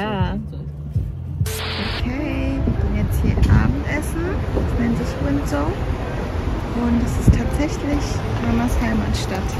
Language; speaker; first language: German; early bilingual, other home language; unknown